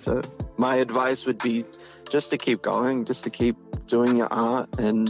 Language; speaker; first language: English; native; English